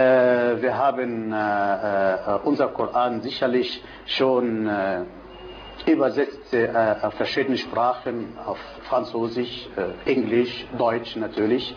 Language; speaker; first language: German; non-native, fluent; Arabic